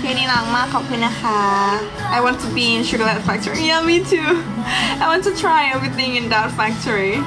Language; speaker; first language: English; non-native, learner; Thai